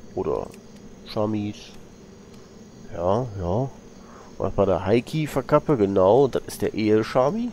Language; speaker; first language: German; native; German